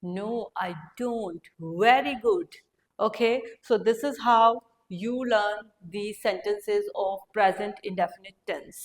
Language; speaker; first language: English; non-native, local second language; Hindi